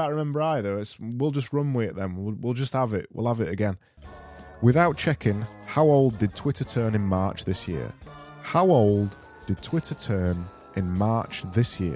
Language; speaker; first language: English; native; English